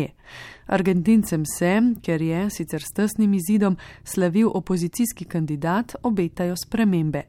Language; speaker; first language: Slovenian; native; Slovenian